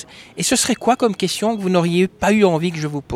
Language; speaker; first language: French; native; French